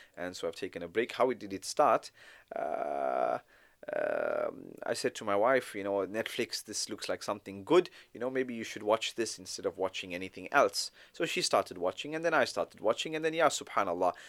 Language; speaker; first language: English; native; English